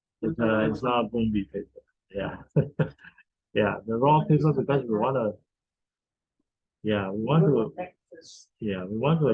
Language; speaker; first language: English; non-native, fluent; Chinese